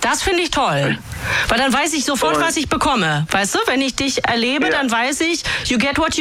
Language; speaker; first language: German; native; German